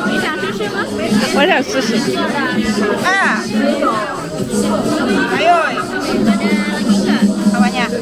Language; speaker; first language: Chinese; non-native, learner; Thai